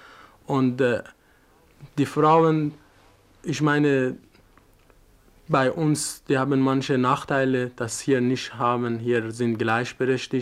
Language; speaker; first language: German; non-native, fluent; Persian